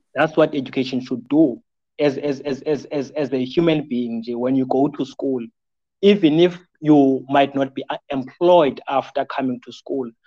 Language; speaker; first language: English; non-native, local second language; Xhosa